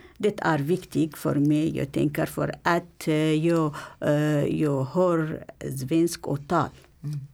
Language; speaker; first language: Swedish; non-native, learner; Arabic